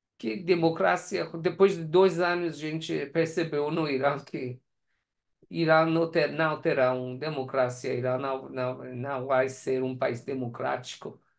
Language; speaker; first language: Portuguese; non-native, learner; Persian